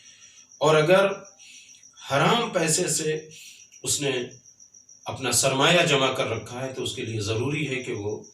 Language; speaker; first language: Urdu; native; Urdu